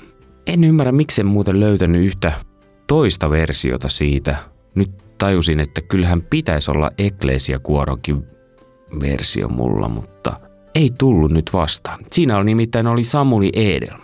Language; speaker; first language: Finnish; native; Finnish